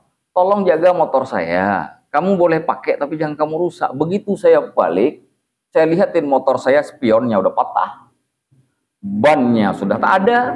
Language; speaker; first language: Indonesian; native; Indonesian